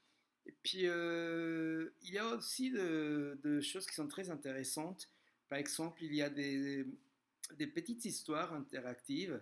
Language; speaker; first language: French; non-native, fluent; Spanish